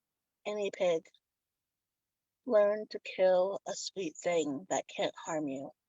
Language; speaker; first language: English; native; English